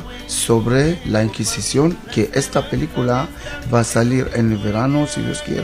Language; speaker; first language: Spanish; non-native, learner; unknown